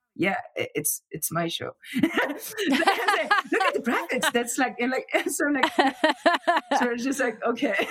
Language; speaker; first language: English; non-native, fluent; French